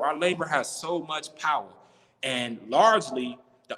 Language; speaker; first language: English; native; English